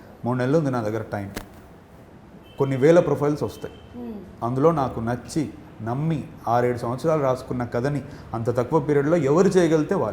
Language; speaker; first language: Telugu; native; Telugu